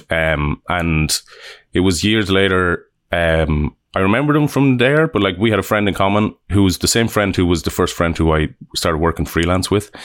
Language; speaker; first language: English; native; English